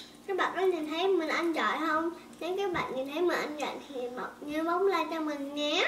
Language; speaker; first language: Vietnamese; early bilingual, heritage; Vietnamese